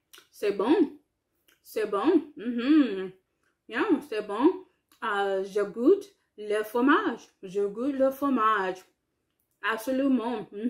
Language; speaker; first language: French; non-native, learner; English